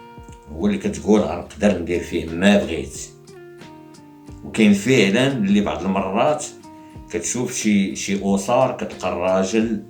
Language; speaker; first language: Arabic; native; Arabic